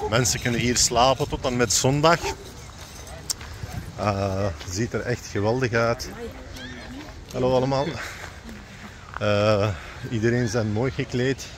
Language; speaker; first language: Dutch; non-native, fluent; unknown